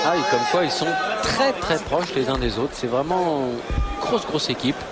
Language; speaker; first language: French; native; French